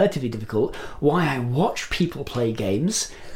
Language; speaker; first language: English; native; English